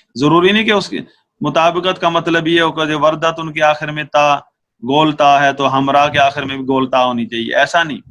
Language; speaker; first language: Urdu; native; Urdu